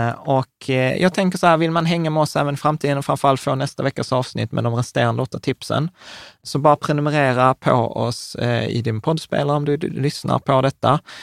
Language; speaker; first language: Swedish; early bilingual, other home language; Czech